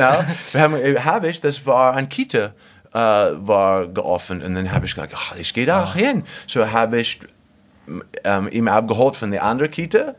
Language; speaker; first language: German; non-native, fluent; English